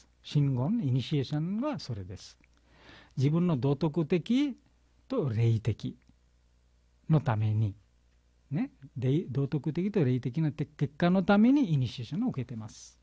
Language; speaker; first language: Japanese; non-native, learner; Bangla